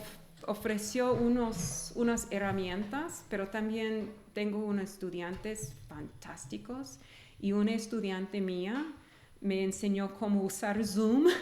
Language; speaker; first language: Spanish; non-native, fluent; English